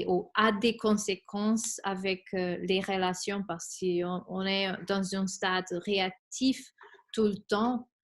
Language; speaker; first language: French; non-native, fluent; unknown